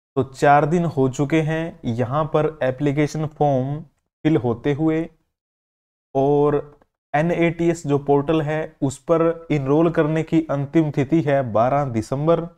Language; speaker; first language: Hindi; native; Hindi